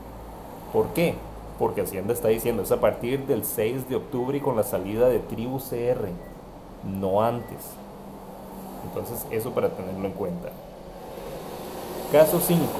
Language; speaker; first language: Spanish; native; Spanish